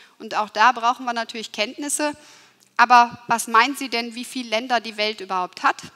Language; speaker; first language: German; early bilingual, other home language; Turkish